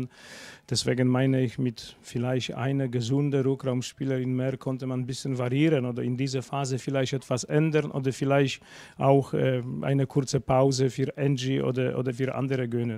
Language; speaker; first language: German; non-native, fluent; Polish